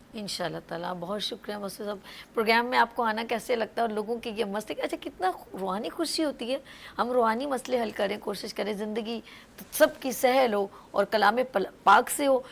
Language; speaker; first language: Urdu; native; Urdu